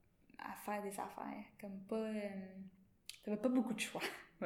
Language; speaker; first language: French; non-native, local second language; English